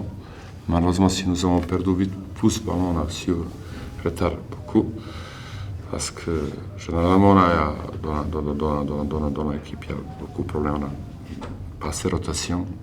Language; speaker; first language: French; non-native, learner; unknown